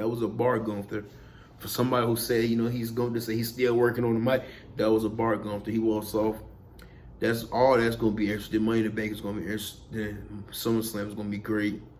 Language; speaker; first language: English; native; English